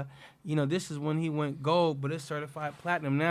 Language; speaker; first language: English; native; English